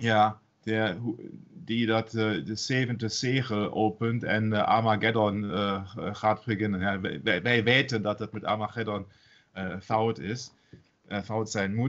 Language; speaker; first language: Dutch; non-native, learner; German